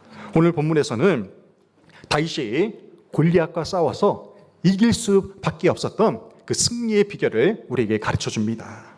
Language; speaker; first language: Korean; native; Korean